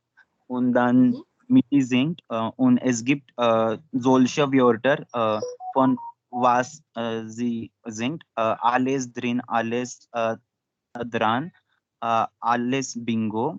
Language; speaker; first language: German; non-native, learner; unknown